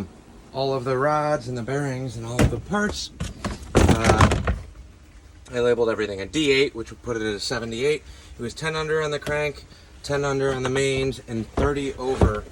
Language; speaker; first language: English; native; English